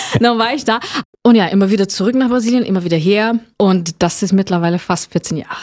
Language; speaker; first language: German; non-native, fluent; Portuguese